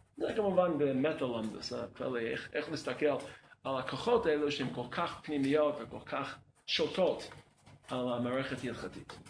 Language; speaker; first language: Hebrew; non-native, fluent; English